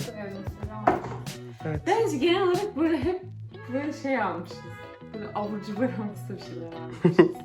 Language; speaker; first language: Turkish; native; Turkish